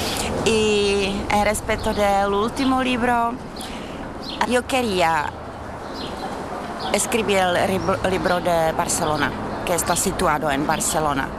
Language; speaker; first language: Spanish; non-native, fluent; Czech